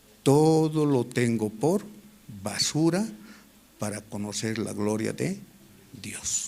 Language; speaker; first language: Spanish; native; Spanish